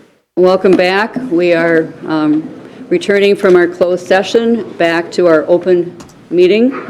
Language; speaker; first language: English; native; English